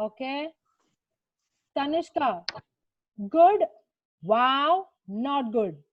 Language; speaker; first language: English; non-native, local second language; Hindi